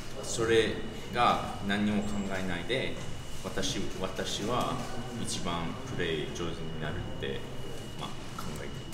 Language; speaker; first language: Japanese; non-native, learner; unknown